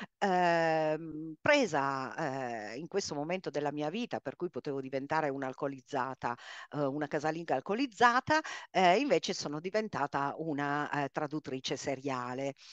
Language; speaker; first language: Italian; native; Italian